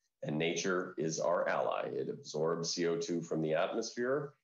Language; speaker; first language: English; native; English